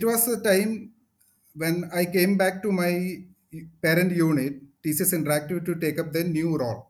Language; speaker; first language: English; non-native, local second language; Malayalam